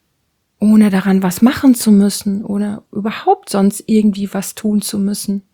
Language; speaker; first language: German; native; German